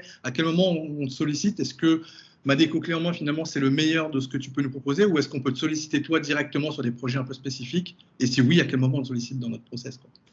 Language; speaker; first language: French; native; French